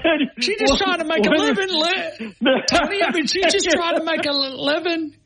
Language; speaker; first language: English; native; English